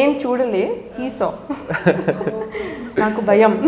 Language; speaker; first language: Telugu; non-native, learner; Hindi